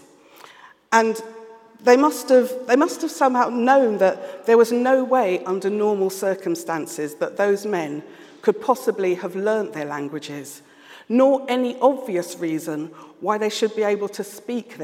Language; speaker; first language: English; native; English